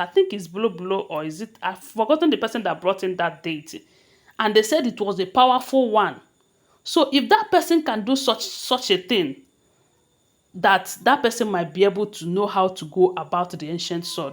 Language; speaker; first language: English; non-native, local second language; Yoruba